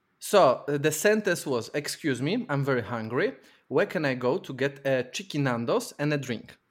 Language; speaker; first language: English; non-native, fluent; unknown